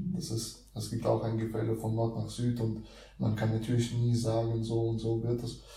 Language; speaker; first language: German; early bilingual, other home language; Russian